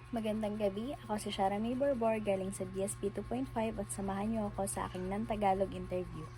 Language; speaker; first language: Filipino; native; Filipino